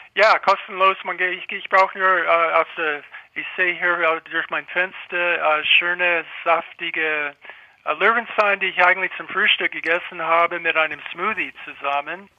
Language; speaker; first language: German; non-native, fluent; English